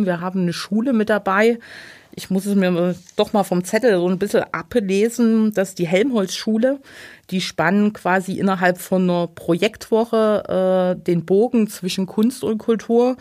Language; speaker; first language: German; native; German